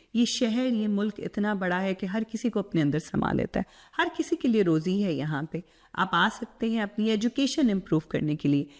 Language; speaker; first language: Urdu; non-native, local second language; Punjabi